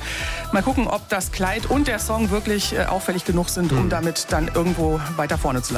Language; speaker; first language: German; native; German